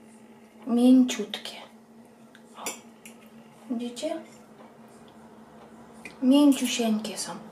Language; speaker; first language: Polish; native; Polish